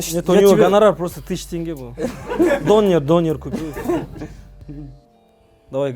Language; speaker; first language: Russian; non-native, local second language; Kazakh